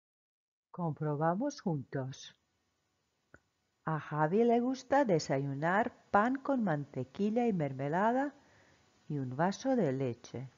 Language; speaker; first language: Spanish; non-native, fluent; Croatian